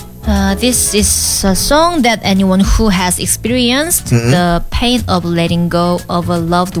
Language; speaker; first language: English; non-native, learner; Korean